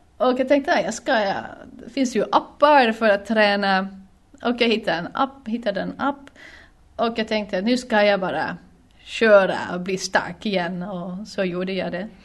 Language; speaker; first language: Swedish; non-native, fluent; Dutch